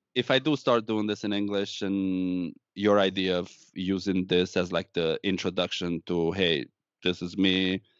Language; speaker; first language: English; non-native, fluent; Romanian